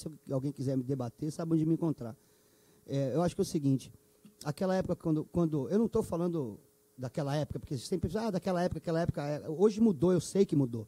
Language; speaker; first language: Portuguese; native; Portuguese